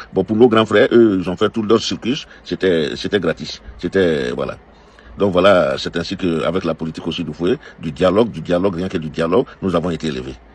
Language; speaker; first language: French; non-native, local second language; Dyula